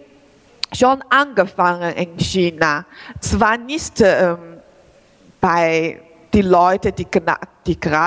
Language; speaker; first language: German; non-native, learner; Chinese